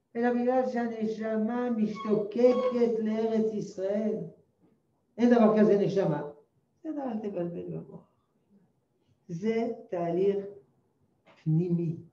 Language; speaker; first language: Hebrew; non-native, fluent; French